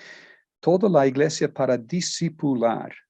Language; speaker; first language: Spanish; non-native, fluent; Portuguese